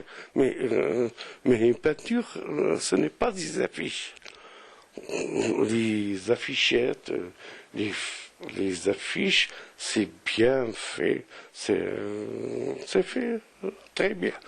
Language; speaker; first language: French; non-native, local second language; Arabic